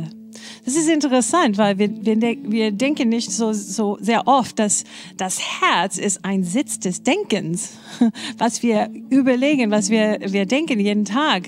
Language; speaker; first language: German; non-native, fluent; English